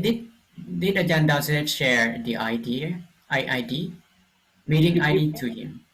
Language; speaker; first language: English; non-native, fluent; Lao